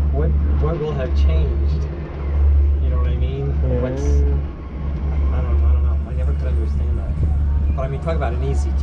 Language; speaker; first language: English; native; English